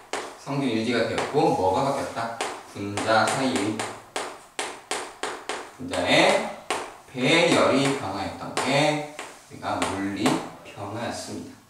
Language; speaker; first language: Korean; native; Korean